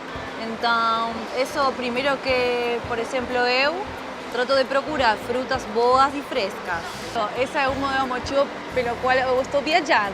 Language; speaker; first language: Portuguese; non-native, fluent; Spanish